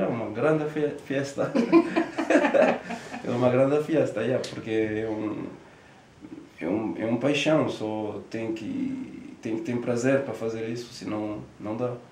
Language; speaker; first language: Portuguese; non-native, learner; French